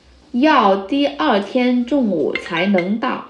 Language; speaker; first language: Chinese; non-native, fluent; Vietnamese